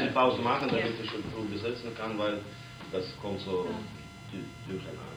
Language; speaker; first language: German; non-native, learner; Russian